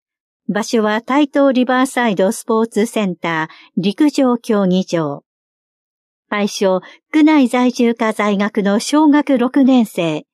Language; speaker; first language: Japanese; native; Japanese